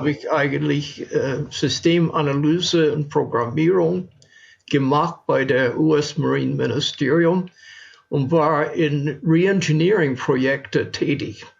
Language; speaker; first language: German; non-native, fluent; English